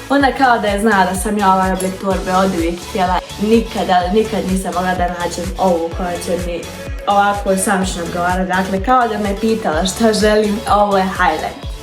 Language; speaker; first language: Bosnian; early bilingual, heritage; Bosnian